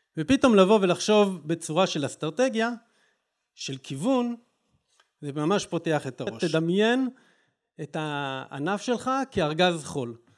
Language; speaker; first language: Hebrew; native; Hebrew